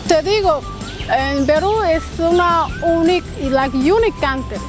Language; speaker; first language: Spanish; non-native, learner; Somali